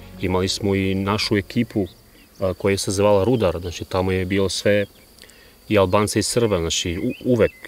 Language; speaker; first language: Bosnian; non-native, local second language; Albanian